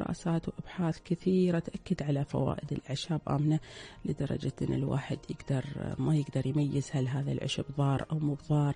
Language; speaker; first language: Arabic; native; Arabic